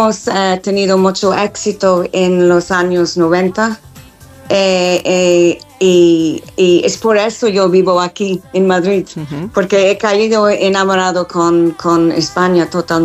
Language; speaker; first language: Spanish; non-native, learner; English